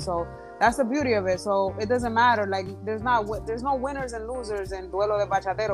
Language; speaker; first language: English; early bilingual, other home language; Spanish